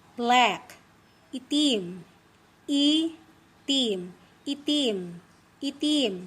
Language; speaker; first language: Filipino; non-native, local second language; Iloko